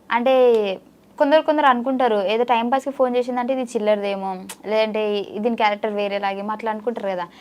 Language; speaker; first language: Telugu; native; Telugu